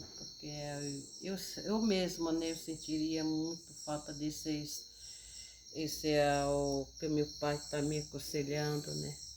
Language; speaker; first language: Portuguese; non-native, local second language; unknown